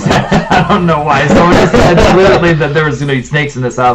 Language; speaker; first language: English; native; English